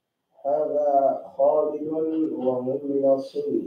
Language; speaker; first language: Arabic; non-native, learner; English